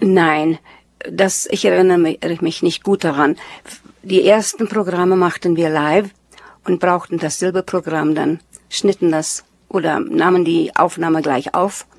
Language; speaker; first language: German; early bilingual, heritage; German